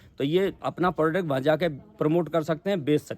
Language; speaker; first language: Hindi; native; Hindi